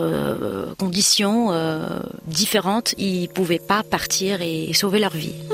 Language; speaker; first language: French; non-native, local second language; Arabic